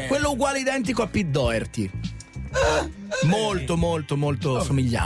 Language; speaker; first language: Italian; native; Italian